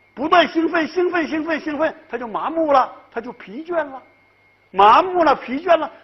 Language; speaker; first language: Chinese; native; Chinese